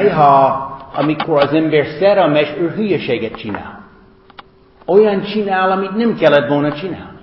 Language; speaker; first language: Hungarian; non-native, fluent; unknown